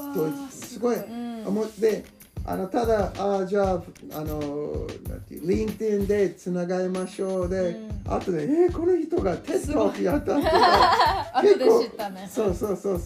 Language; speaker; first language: Japanese; non-native, learner; English